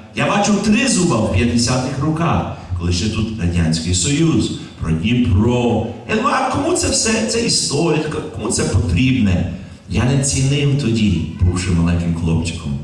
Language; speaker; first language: Ukrainian; early bilingual, heritage; Ukrainian